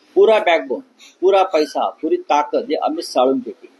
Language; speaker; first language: Hindi; non-native, local second language; Marathi